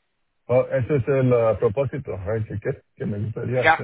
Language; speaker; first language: Spanish; non-native, local second language; English